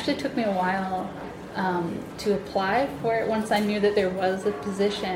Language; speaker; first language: English; native; English